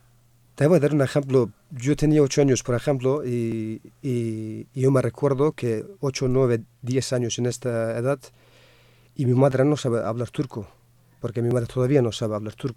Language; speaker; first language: Spanish; non-native, fluent; Kurdish